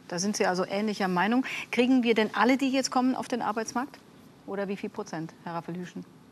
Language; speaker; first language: German; native; German